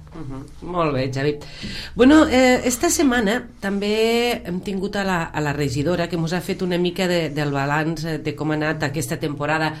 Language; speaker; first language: Catalan; native; Catalan